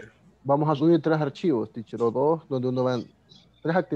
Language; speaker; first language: Spanish; native; Spanish